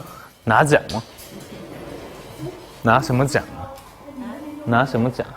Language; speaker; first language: Chinese; non-native, fluent; Japanese